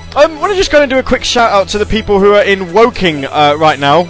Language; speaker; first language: English; native; English